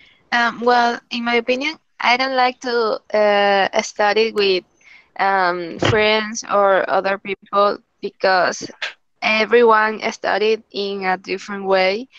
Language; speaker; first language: English; non-native, learner; Spanish